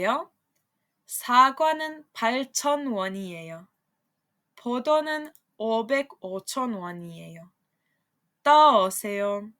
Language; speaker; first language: Korean; non-native, fluent; Serbian